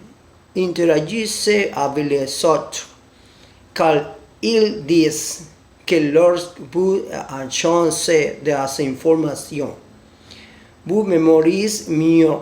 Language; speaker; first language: French; non-native, learner; Spanish